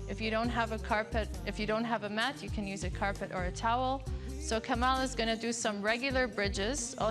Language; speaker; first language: English; non-native, local second language; Arabic